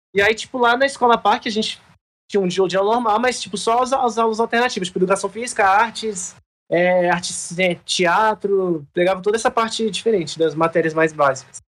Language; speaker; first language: Portuguese; native; Portuguese